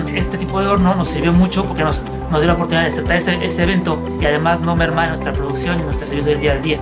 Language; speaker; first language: Spanish; native; Spanish